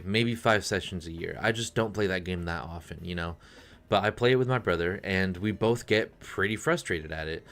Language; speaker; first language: English; native; English